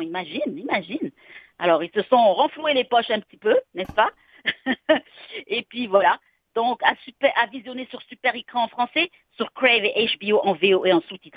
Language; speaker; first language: French; native; French